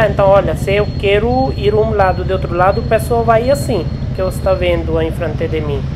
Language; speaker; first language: Portuguese; non-native, learner; Hindi